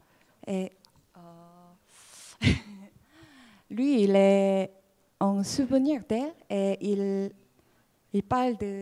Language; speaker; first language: French; non-native, fluent; Korean